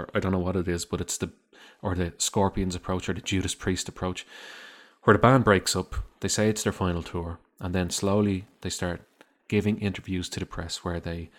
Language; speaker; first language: English; native; English